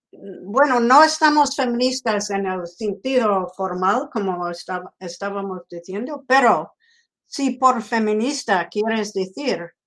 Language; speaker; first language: Spanish; non-native, fluent; English